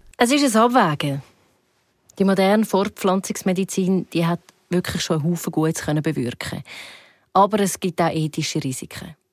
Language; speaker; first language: German; native; German